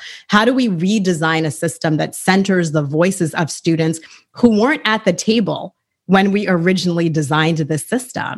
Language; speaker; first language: English; early bilingual, other home language; Haitian Creole